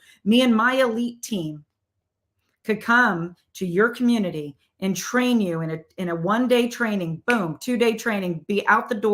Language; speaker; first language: English; native; English